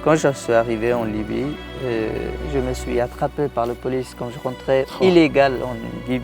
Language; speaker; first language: French; non-native, learner; Tigrinya